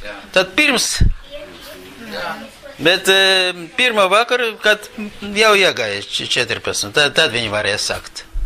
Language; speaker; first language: Latvian; non-native, local second language; Russian